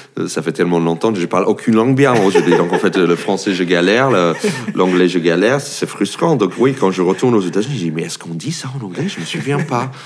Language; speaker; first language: French; non-native, fluent; English